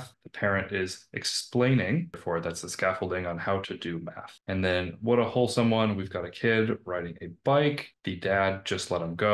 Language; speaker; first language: English; native; English